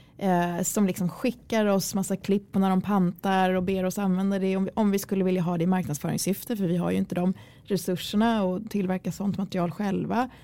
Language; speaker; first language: Swedish; early bilingual, other home language; Kurdish